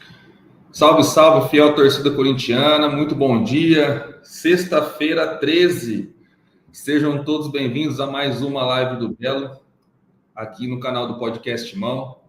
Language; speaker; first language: Portuguese; native; Portuguese